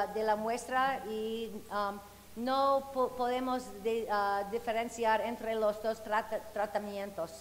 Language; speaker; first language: Spanish; non-native, fluent; English